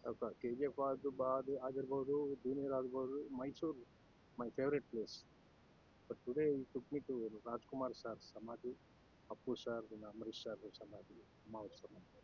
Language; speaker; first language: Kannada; non-native, learner; Telugu